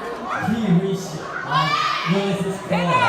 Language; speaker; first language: English; non-native, learner; Korean